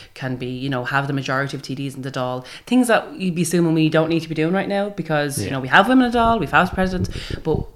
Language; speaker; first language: English; native; English